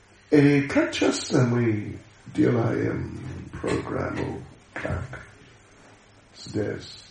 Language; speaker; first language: Russian; non-native, learner; English